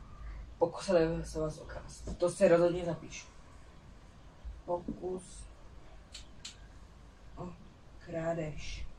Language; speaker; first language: Czech; native; Czech